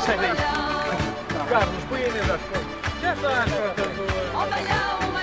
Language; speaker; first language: Portuguese; native; Portuguese